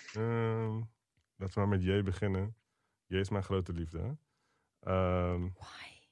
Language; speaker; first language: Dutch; native; Dutch